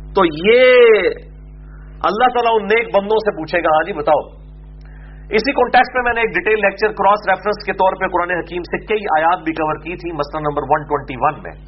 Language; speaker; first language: Urdu; non-native, local second language; Punjabi